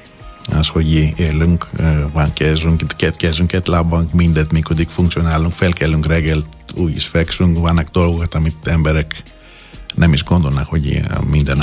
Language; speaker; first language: Hungarian; non-native, fluent; Greek